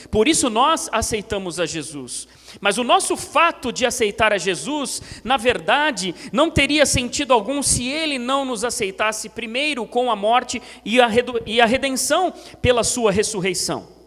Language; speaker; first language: Portuguese; native; Portuguese